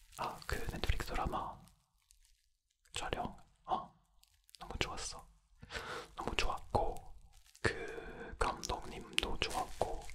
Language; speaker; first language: Korean; non-native, fluent; French